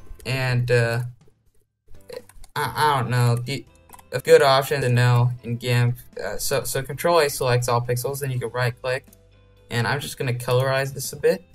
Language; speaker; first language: English; native; English